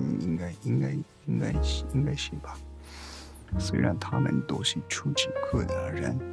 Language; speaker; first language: Chinese; non-native, learner; Japanese